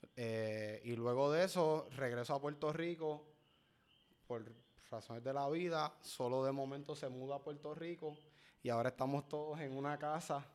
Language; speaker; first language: Spanish; native; Spanish